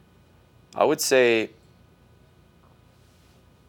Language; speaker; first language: English; non-native, fluent; Czech